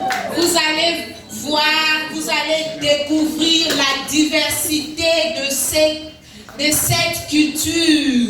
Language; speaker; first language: French; non-native, learner; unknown